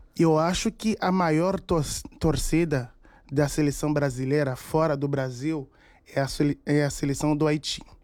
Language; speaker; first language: Portuguese; non-native, fluent; Haitian Creole